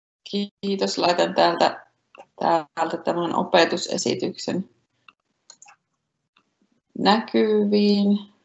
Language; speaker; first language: Finnish; native; Finnish